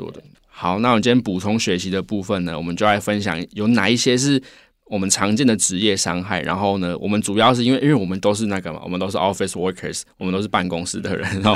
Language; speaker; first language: Chinese; native; Chinese